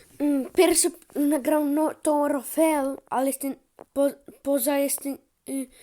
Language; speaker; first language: Polish; early bilingual, heritage; Polish